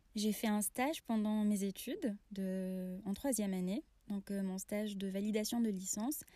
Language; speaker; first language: French; non-native, local second language; Arabic